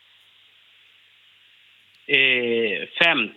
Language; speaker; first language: Swedish; non-native, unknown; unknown